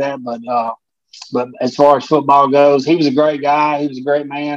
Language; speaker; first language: English; native; English